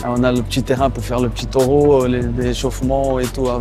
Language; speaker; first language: French; non-native, fluent; Portuguese